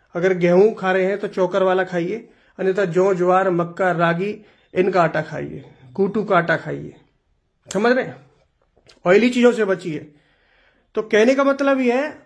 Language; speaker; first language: Hindi; non-native, local second language; Gujarati